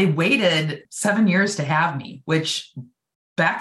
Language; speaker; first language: English; native; English